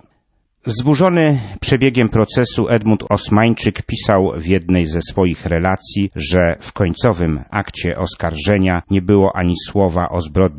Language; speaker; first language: Polish; native; Polish